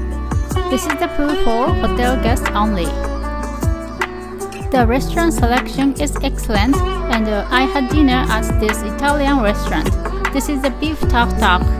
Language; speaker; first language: English; non-native, learner; Japanese